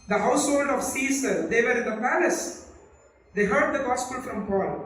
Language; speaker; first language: English; non-native, local second language; Tamil